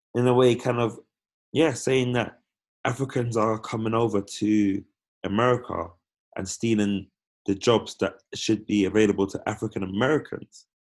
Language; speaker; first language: English; native; English